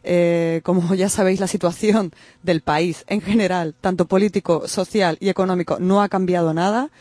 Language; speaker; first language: Spanish; native; Spanish